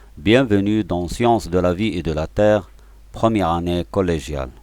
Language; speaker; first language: French; non-native, local second language; Arabic